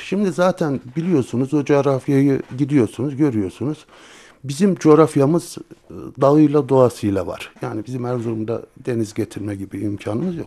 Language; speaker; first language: Turkish; native; Turkish